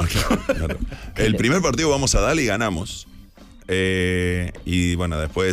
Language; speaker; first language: Spanish; native; Spanish